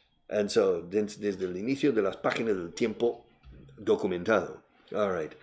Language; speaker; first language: Spanish; non-native, fluent; English